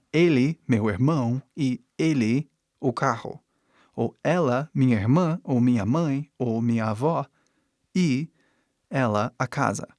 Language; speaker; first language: Portuguese; non-native, fluent; English